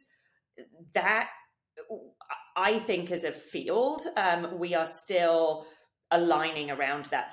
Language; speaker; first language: English; native; English